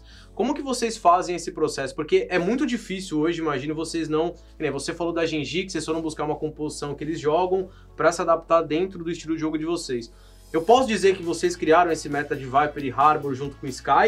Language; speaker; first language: Portuguese; native; Portuguese